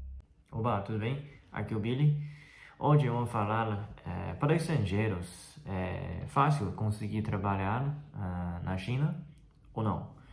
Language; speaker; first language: Portuguese; non-native, fluent; Chinese